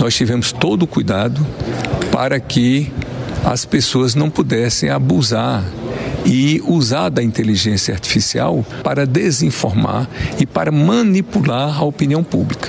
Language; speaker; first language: Portuguese; native; Portuguese